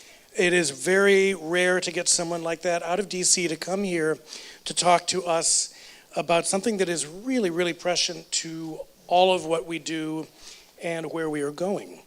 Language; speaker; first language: English; native; English